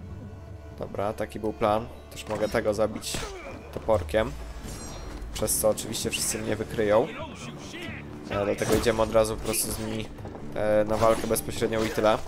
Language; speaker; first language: Polish; native; Polish